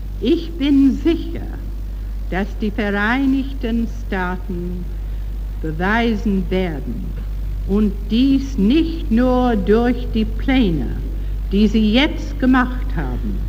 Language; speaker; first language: German; non-native, learner; English